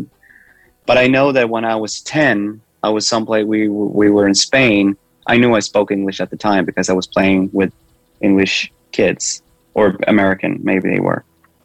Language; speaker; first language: English; non-native, fluent; Swedish